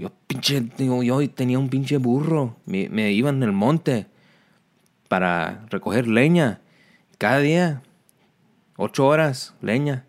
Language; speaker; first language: Spanish; early bilingual, heritage; Spanish